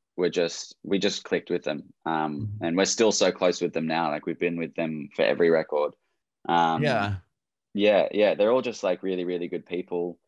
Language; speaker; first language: English; native; English